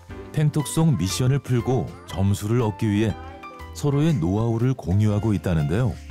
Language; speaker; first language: Korean; native; Korean